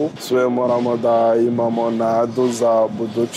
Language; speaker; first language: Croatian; non-native, learner; Rundi